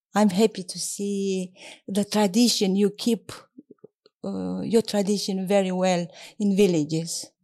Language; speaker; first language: English; non-native, learner; Romanian